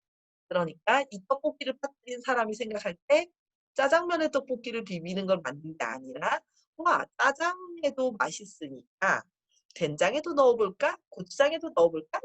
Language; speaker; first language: Korean; native; Korean